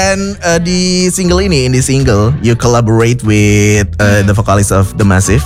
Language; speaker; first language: English; non-native, fluent; Indonesian